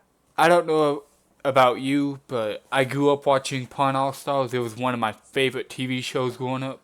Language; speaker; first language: English; native; English